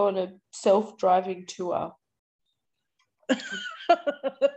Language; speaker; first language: English; native; English